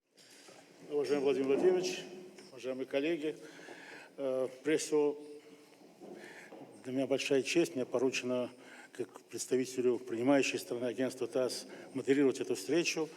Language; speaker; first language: Russian; native; Russian